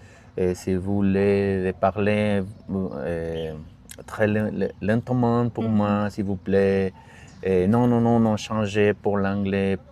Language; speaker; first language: French; non-native, learner; Spanish